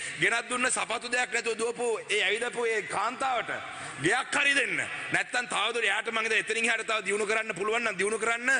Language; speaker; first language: Sinhala; non-native, local second language; Tamil